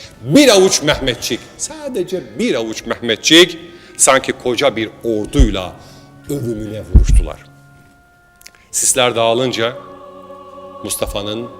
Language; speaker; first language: Turkish; native; Turkish